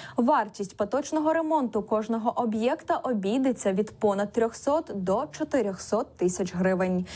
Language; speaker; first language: Ukrainian; native; Ukrainian